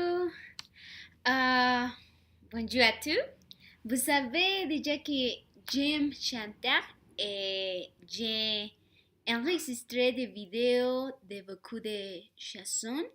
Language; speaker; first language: French; non-native, learner; Spanish